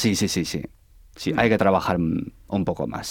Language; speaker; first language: Spanish; non-native, learner; Chinese